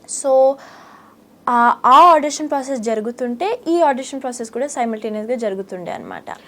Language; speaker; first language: Telugu; early bilingual, heritage; Telugu